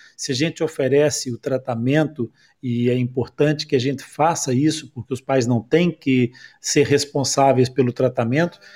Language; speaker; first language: Portuguese; native; Portuguese